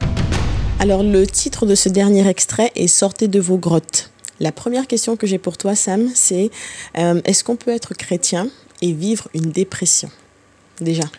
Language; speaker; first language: French; native; French